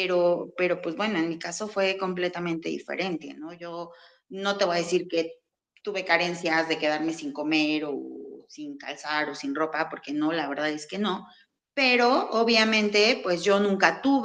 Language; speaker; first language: Spanish; native; Spanish